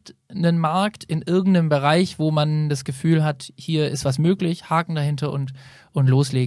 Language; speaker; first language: German; native; German